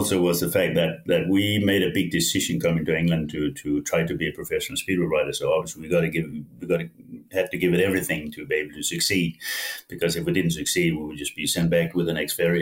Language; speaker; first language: English; non-native, fluent; Danish